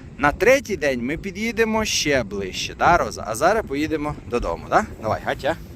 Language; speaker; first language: Ukrainian; non-native, local second language; Russian